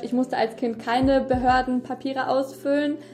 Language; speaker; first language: German; early bilingual, other home language; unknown